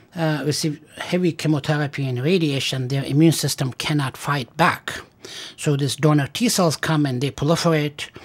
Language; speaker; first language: English; non-native, fluent; Pashto